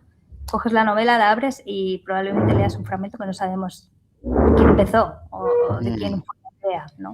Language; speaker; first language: Spanish; native; Spanish